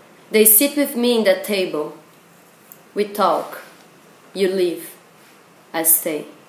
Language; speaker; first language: English; non-native, fluent; Portuguese